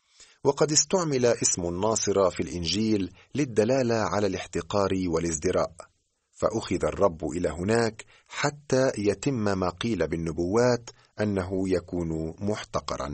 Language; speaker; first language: Arabic; native; Arabic